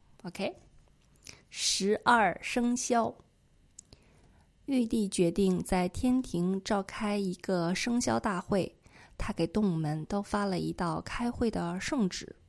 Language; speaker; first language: Chinese; native; Chinese